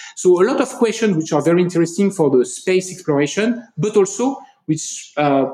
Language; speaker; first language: English; non-native, fluent; French